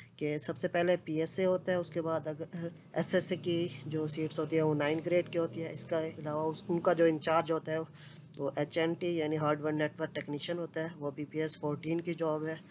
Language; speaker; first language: Urdu; non-native, local second language; Punjabi